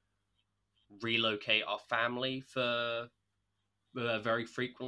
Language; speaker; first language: English; native; English